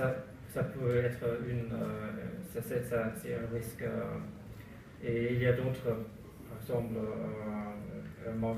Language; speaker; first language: French; non-native, learner; German